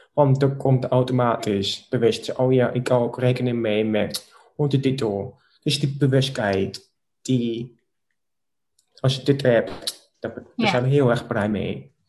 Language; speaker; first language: Dutch; non-native, local second language; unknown